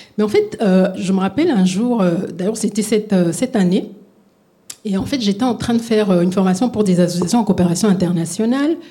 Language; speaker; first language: French; non-native, local second language; Lingala